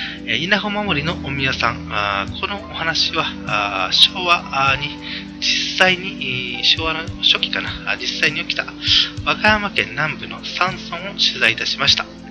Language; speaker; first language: Japanese; native; Japanese